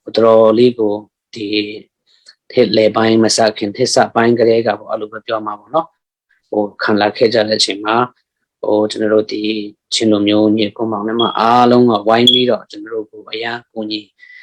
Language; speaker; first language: Burmese; non-native, local second language; Hakha Chin